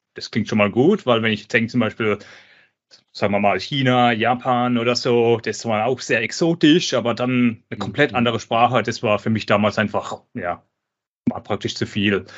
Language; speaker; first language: German; native; German